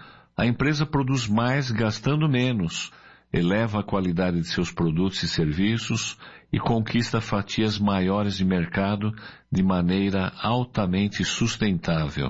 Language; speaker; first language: Portuguese; native; Portuguese